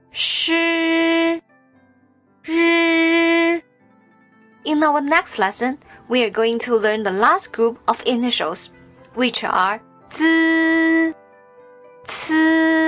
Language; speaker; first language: English; non-native, fluent; Chinese